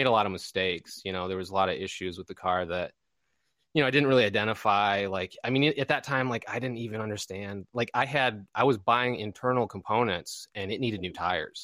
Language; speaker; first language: English; native; English